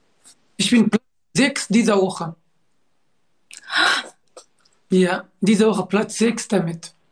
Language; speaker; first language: German; non-native, learner; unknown